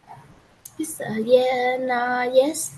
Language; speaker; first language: English; non-native, learner; Vietnamese